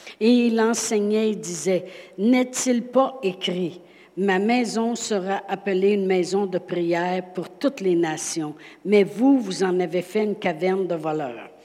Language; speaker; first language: French; native; French